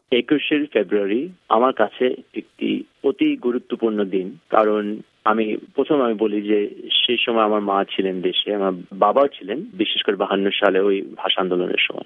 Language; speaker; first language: Bangla; early bilingual, heritage; Bangla